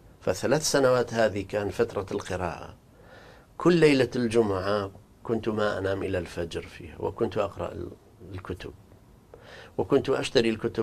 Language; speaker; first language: Arabic; non-native, local second language; Kurdish